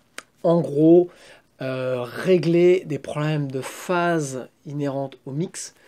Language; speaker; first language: French; native; French